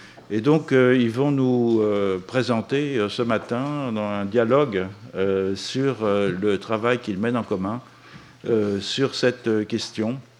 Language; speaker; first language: French; native; French